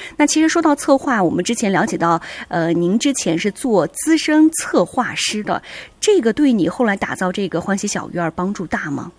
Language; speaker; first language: Chinese; native; Chinese